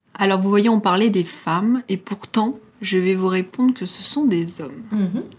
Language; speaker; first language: French; native; French